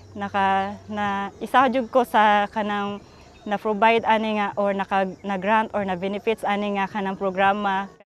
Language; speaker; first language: Cebuano; native; Cebuano